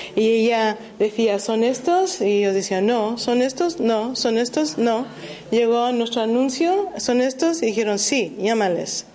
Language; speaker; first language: Spanish; early bilingual, heritage; Spanish